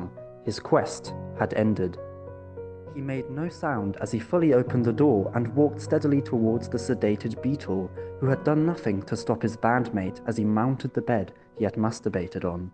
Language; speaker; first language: English; native; English